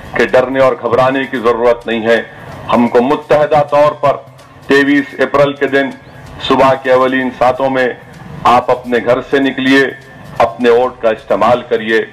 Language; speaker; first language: Urdu; native; Urdu